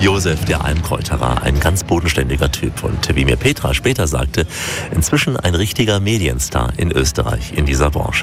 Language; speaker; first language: German; native; German